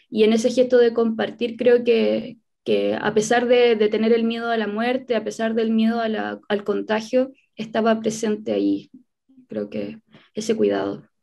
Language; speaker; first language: Spanish; native; Spanish